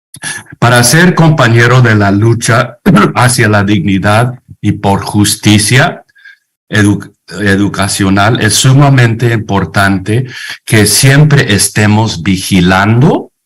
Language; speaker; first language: Spanish; non-native, fluent; English